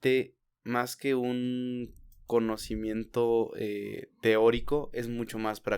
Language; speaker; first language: Spanish; native; Spanish